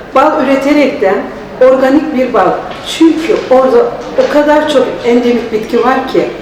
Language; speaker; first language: Turkish; native; Turkish